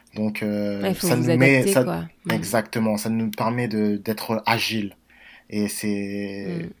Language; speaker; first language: French; native; French